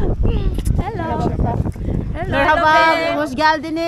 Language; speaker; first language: Turkish; non-native, learner; Filipino